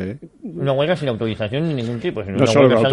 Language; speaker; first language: Spanish; native; Spanish